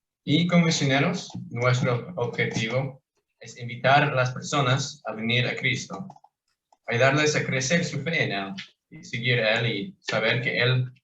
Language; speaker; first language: Spanish; non-native, fluent; English